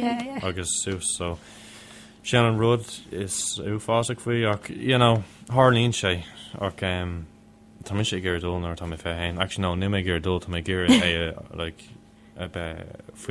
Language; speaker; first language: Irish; non-native, local second language; English